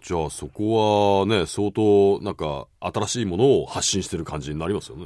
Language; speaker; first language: Japanese; native; Japanese